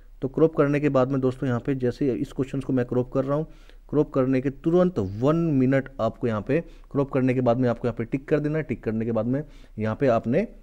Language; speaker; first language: Hindi; native; Hindi